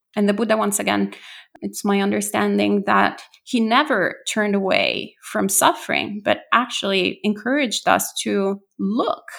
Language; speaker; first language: English; non-native, fluent; Italian